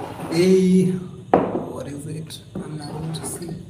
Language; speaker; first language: English; non-native, local second language; Hindi